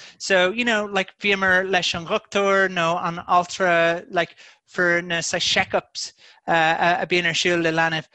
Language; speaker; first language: Irish; non-native, local second language; English